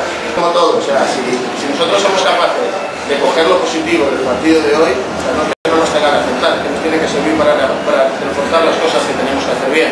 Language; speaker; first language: Spanish; native; Spanish